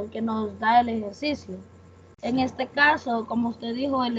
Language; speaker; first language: Spanish; native; Spanish